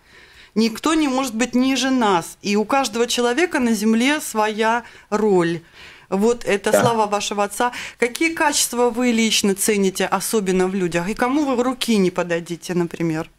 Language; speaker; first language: Russian; native; Russian